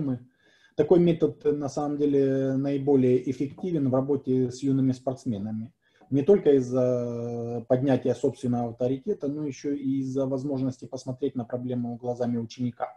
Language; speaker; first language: Russian; native; Russian